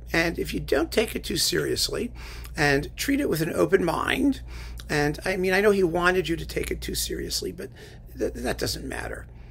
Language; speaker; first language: English; native; English